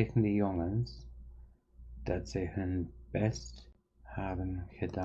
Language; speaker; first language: Dutch; non-native, learner; English